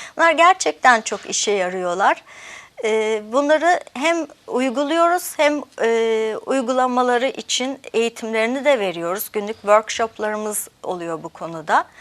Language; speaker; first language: Turkish; early bilingual, heritage; Turkish